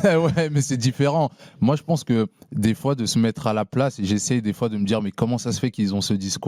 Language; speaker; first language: French; native; French